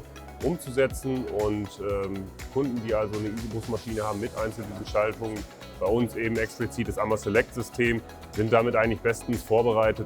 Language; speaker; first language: German; native; German